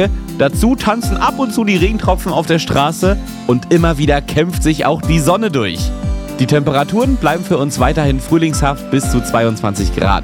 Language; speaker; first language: German; native; German